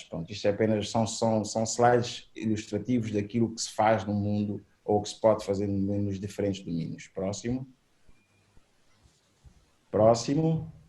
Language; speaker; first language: Portuguese; native; Portuguese